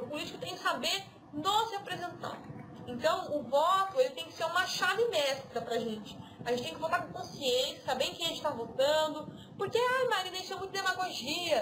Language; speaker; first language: Portuguese; native; Portuguese